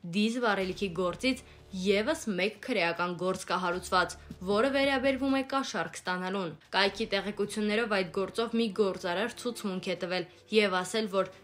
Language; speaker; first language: Armenian; native; Armenian